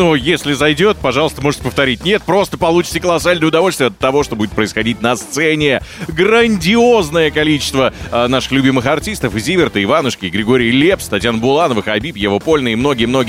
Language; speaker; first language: Russian; native; Russian